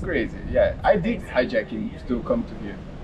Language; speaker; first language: English; non-native, learner; Portuguese